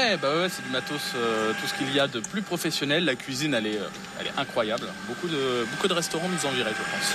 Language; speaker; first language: French; native; French